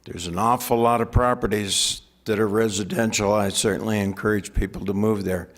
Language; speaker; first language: English; native; English